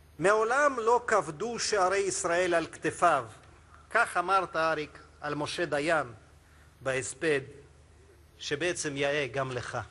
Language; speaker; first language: Hebrew; non-native, fluent; Russian